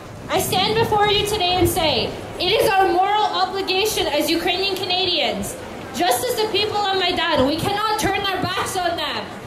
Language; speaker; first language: English; early bilingual, other home language; Ukrainian